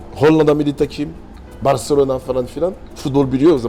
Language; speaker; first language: Turkish; non-native, learner; French